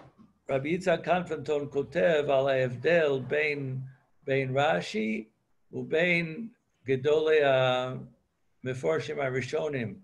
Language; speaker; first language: Hebrew; non-native, fluent; English